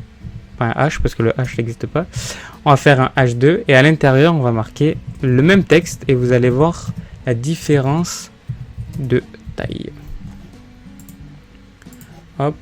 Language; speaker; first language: French; native; French